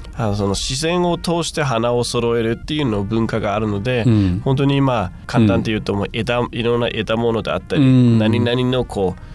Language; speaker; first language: Japanese; non-native, fluent; Danish